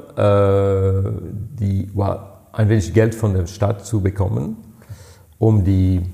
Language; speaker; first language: German; non-native, fluent; French